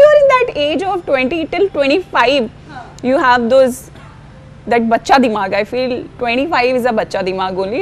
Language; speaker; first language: English; non-native, local second language; Hindi